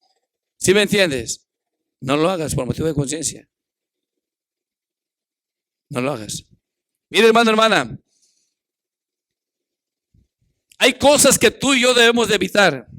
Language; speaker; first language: Spanish; native; Spanish